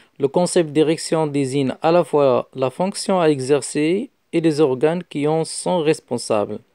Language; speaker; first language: French; non-native, local second language; Arabic